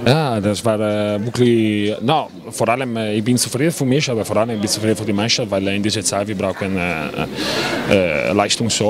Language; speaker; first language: German; non-native, fluent; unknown